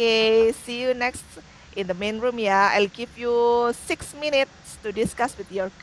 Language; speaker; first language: English; non-native, learner; Indonesian